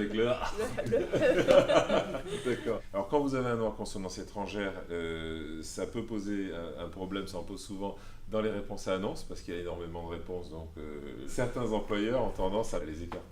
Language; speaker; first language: French; native; French